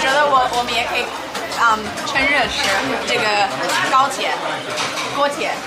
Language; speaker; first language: Chinese; non-native, fluent; English